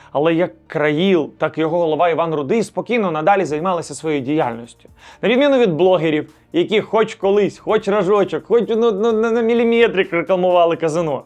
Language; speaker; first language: Ukrainian; native; Ukrainian